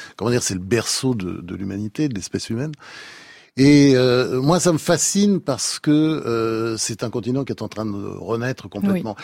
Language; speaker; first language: French; native; French